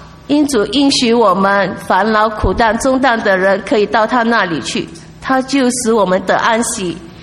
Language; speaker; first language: Chinese; non-native, local second language; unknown